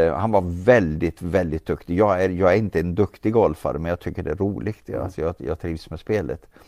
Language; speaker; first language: Swedish; native; Swedish